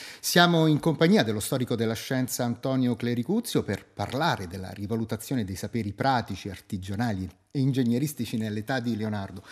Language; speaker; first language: Italian; native; Italian